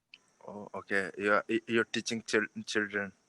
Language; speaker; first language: English; non-native, learner; Bangla